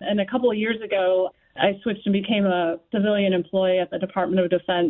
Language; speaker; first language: English; native; English